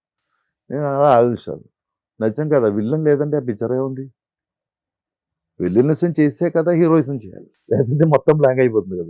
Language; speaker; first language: Telugu; non-native, fluent; Malayalam